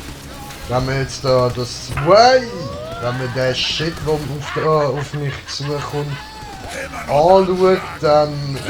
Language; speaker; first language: German; native; German